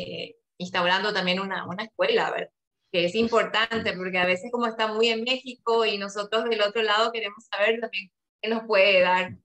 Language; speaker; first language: Spanish; native; Spanish